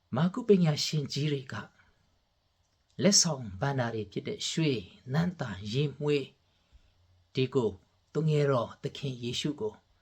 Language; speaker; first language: Burmese; non-native, local second language; Tedim Chin